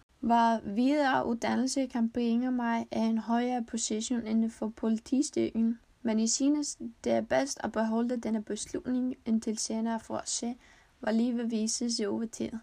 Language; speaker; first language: Danish; non-native, learner; Icelandic